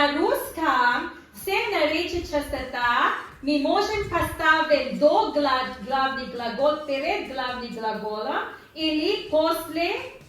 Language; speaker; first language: Russian; non-native, learner; Filipino